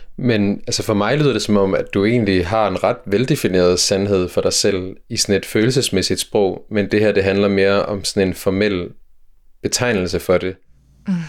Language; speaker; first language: Danish; native; Danish